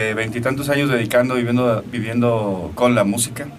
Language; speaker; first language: Spanish; native; Spanish